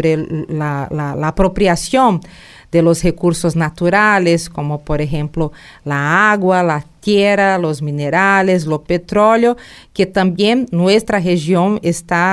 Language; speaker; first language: Spanish; non-native, learner; Portuguese